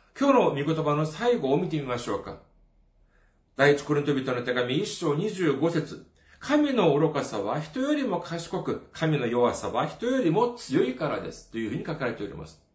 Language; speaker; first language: Japanese; non-native, fluent; Korean